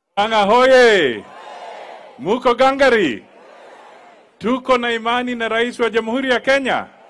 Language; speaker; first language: Swahili; non-native, local second language; Luyia